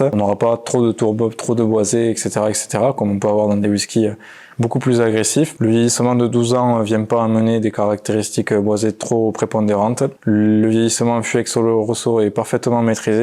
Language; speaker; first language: French; native; French